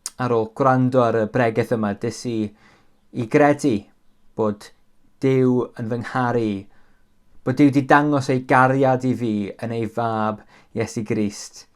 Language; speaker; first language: Welsh; native; Welsh